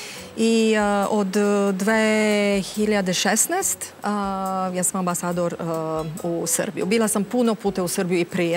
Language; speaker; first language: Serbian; non-native, learner; Romanian